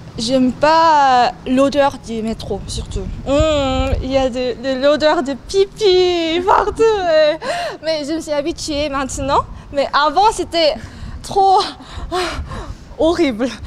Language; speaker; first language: French; non-native, learner; Korean